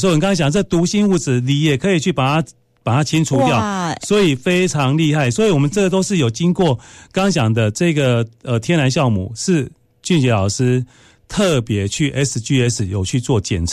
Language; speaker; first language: Chinese; native; Chinese